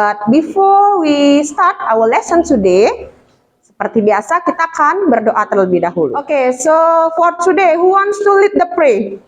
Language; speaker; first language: English; non-native, fluent; Indonesian